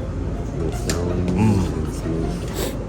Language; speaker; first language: English; non-native, learner; Japanese